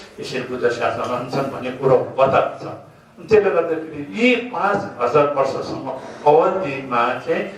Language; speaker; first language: Nepali; non-native, local second language; Sherpa